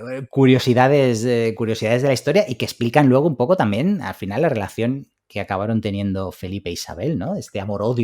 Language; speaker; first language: Spanish; native; Spanish